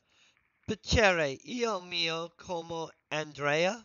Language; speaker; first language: Italian; non-native, learner; English